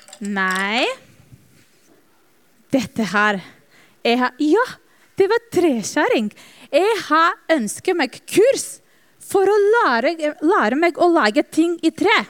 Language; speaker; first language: Norwegian; non-native, fluent; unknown